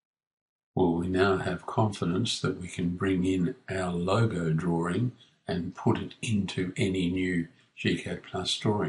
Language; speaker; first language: English; native; English